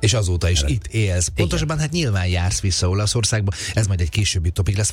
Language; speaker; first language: Hungarian; native; Hungarian